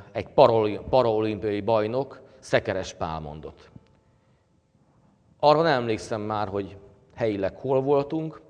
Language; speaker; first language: Hungarian; native; Hungarian